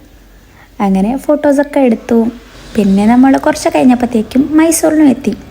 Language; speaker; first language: Malayalam; native; Malayalam